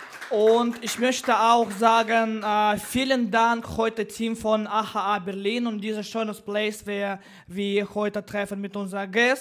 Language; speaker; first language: German; non-native, learner; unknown